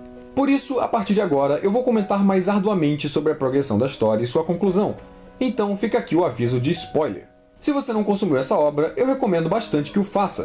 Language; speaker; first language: Portuguese; native; Portuguese